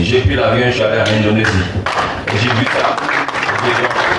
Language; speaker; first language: French; non-native, local second language; Wolof